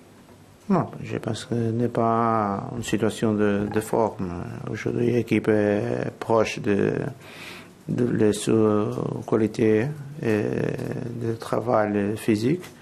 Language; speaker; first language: French; non-native, learner; Portuguese